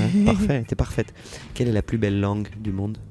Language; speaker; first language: French; native; French